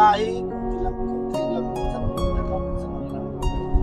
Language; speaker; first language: Filipino; non-native, learner; Bangla